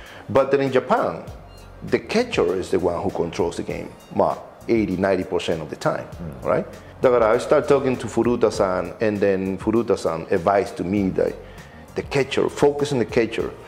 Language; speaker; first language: English; non-native, fluent; Spanish